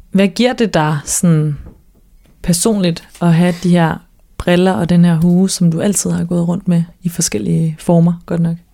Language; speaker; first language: Danish; native; Danish